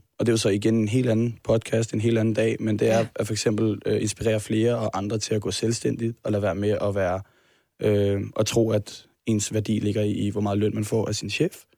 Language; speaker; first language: Danish; native; Danish